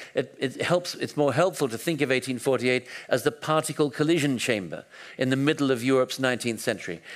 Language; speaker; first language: English; native; English